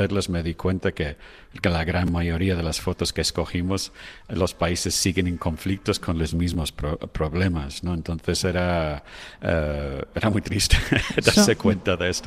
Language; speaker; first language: Spanish; non-native, fluent; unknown